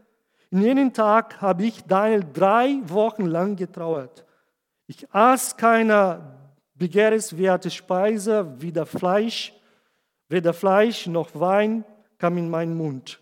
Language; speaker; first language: German; non-native, fluent; Portuguese